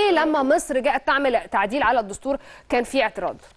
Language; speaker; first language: Arabic; native; Arabic